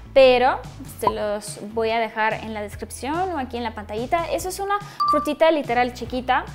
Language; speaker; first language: Spanish; non-native, fluent; Russian